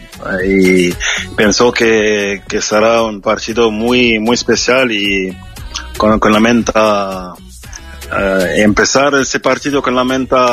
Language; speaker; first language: Spanish; non-native, fluent; French